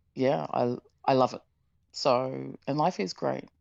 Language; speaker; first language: English; native; English